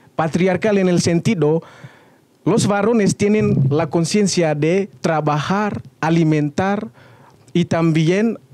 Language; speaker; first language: Spanish; non-native, fluent; Indonesian